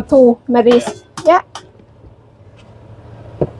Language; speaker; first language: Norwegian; non-native, learner; Thai